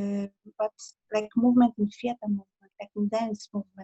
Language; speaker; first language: English; non-native, learner; Polish